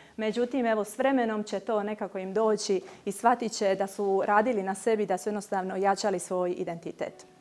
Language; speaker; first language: Croatian; native; Croatian